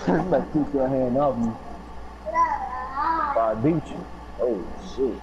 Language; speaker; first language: English; native; English